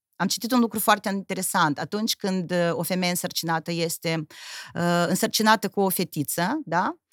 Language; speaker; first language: Romanian; native; Romanian